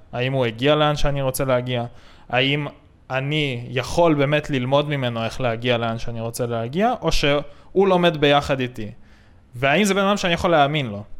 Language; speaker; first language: Hebrew; native; Hebrew